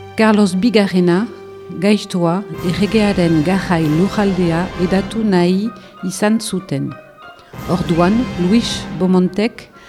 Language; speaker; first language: Basque; non-native, local second language; French